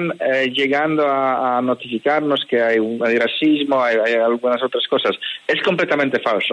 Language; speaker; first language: Spanish; non-native, fluent; Polish